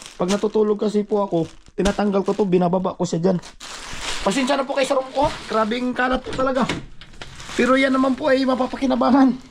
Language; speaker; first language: Filipino; native; Filipino